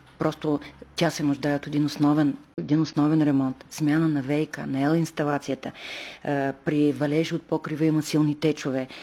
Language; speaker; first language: Bulgarian; native; Bulgarian